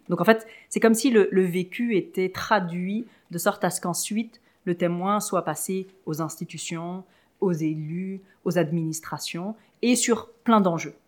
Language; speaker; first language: French; early bilingual, other home language; Arabic